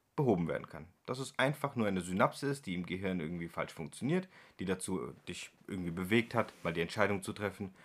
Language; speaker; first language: German; early bilingual, other home language; Turkish